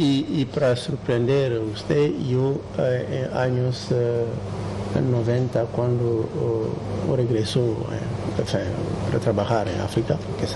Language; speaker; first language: Spanish; non-native, fluent; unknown